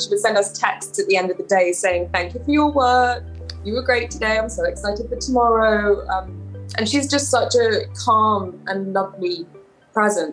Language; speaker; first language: English; native; English